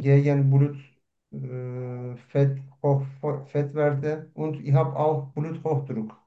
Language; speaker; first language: German; non-native, learner; Turkish